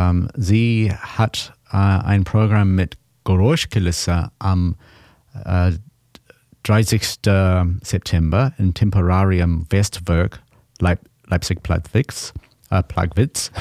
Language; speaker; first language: German; non-native, learner; English